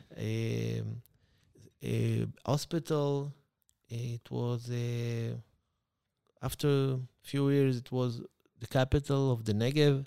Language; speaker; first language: English; non-native, learner; Hebrew